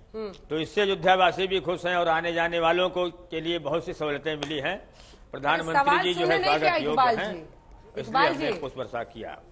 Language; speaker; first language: Hindi; native; Hindi